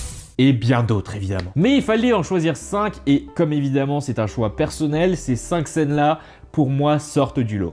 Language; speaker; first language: French; native; French